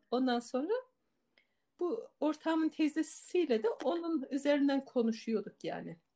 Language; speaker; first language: Turkish; native; Turkish